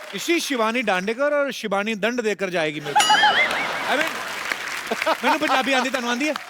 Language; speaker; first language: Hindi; non-native, local second language; Punjabi